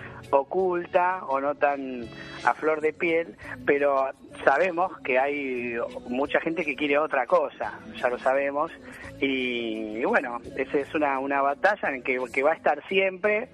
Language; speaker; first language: Spanish; native; Spanish